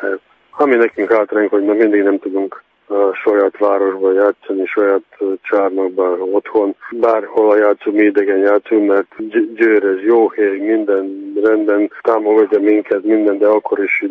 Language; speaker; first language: Hungarian; non-native, fluent; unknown